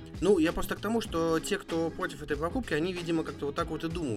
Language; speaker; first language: Russian; native; Russian